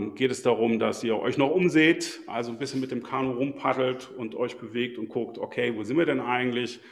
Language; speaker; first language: German; native; German